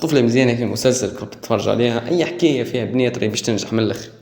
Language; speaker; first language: Arabic; native; Arabic